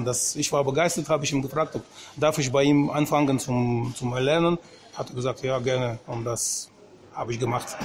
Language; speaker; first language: German; non-native, fluent; Russian